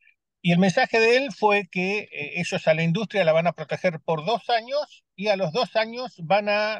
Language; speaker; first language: Spanish; native; Spanish